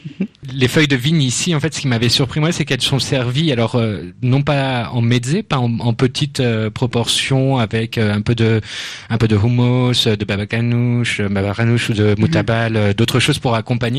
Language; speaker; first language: French; native; French